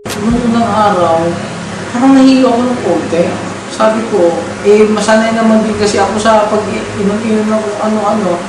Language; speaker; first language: Filipino; non-native, local second language; Cebuano